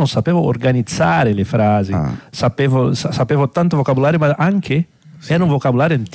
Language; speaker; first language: Italian; non-native, fluent; Portuguese